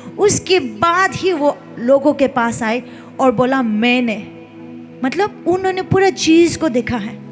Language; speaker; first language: Hindi; non-native, local second language; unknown